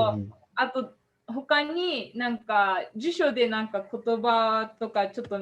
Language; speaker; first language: Japanese; non-native, fluent; English